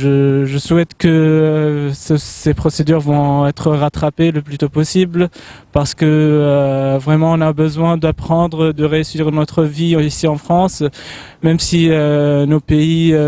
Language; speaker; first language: French; non-native, local second language; Arabic